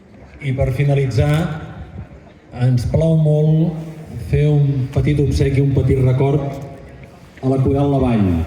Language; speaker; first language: Catalan; native; Catalan